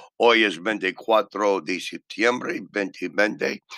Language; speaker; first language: Spanish; non-native, learner; English